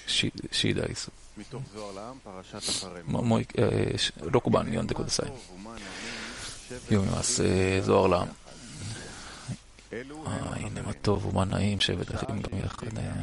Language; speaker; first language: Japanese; non-native, learner; Hebrew